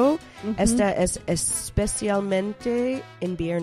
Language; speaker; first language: Spanish; early bilingual, heritage; Spanish